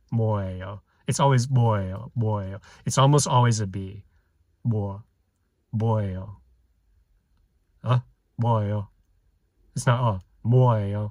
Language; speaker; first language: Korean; non-native, learner; English